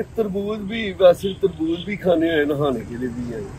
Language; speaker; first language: Hindi; non-native, local second language; Punjabi